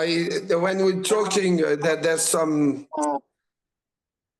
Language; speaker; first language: English; non-native, learner; French